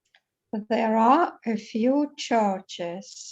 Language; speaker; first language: English; non-native, learner; Russian